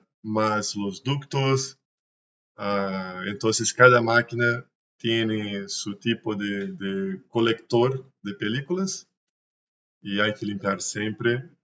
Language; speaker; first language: Spanish; non-native, learner; Portuguese